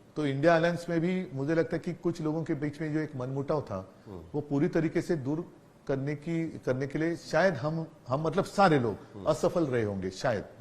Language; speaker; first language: Hindi; non-native, local second language; Marathi